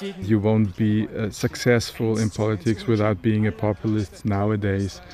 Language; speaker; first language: English; non-native, fluent; German